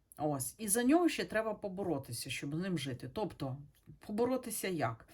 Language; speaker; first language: Ukrainian; non-native, local second language; Russian